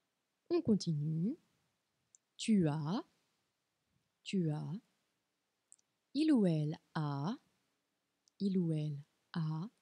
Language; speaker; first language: French; non-native, fluent; Portuguese